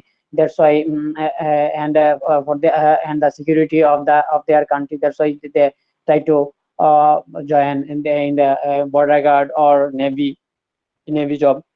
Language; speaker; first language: English; non-native, learner; Bangla